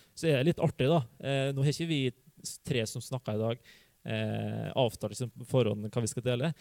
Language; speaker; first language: Norwegian; native; Norwegian